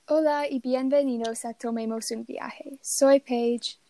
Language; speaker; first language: Spanish; non-native, learner; English